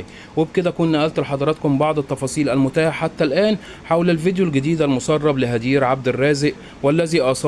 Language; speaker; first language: Arabic; native; Arabic